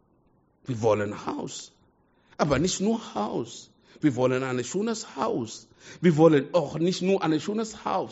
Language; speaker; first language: German; non-native, fluent; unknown